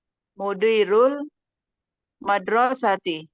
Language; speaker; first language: Arabic; non-native, learner; Indonesian